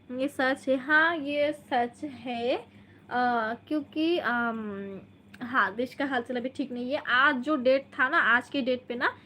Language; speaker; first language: Hindi; non-native, local second language; Bangla